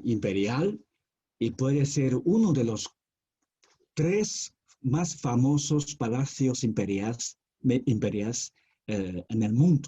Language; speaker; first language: Spanish; non-native, fluent; Chinese